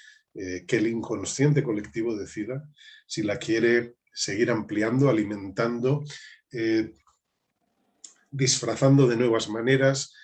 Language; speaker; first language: Spanish; native; Spanish